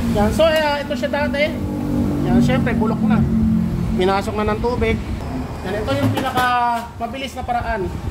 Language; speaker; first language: Filipino; native; Filipino